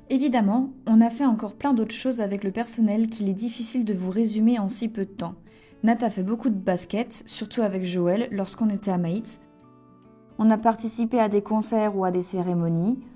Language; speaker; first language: French; native; French